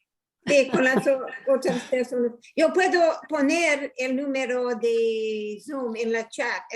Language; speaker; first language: Spanish; non-native, learner; English